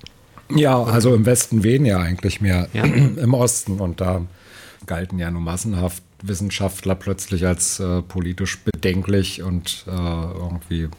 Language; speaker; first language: German; native; German